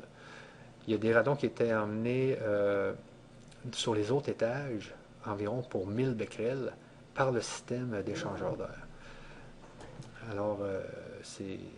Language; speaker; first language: French; native; French